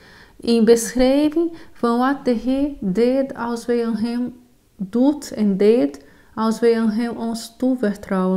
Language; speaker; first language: Dutch; non-native, fluent; Portuguese